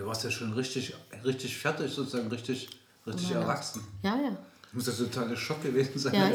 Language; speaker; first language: German; native; German